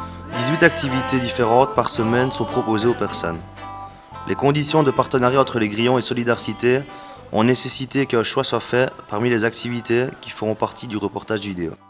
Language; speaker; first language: French; native; French